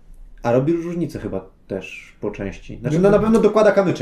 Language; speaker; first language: Polish; native; Polish